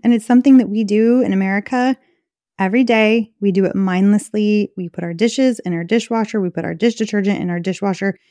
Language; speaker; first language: English; native; English